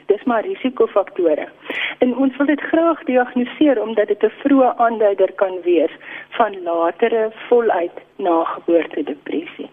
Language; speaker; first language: Afrikaans; native; Afrikaans